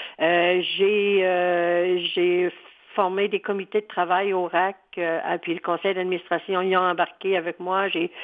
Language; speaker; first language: French; native; French